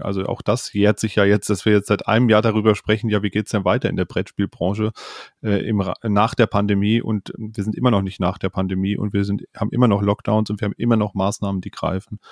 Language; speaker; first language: German; native; German